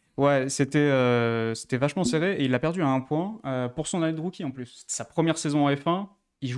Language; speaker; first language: French; native; French